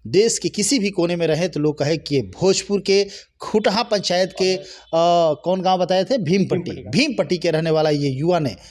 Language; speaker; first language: Hindi; native; Hindi